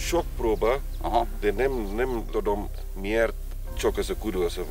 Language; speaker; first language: Hungarian; non-native, learner; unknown